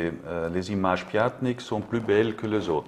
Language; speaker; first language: French; non-native, learner; German